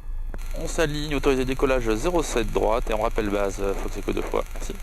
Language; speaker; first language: French; native; French